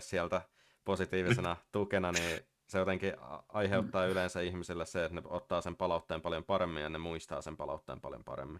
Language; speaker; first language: Finnish; native; Finnish